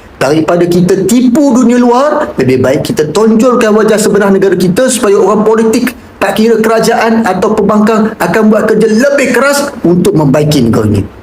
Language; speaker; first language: Malay; native; Malay